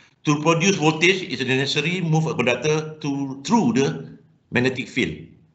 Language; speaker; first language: English; non-native, local second language; Malay